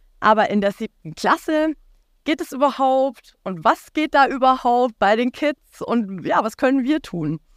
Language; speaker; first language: German; native; German